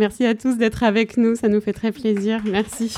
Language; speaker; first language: French; native; French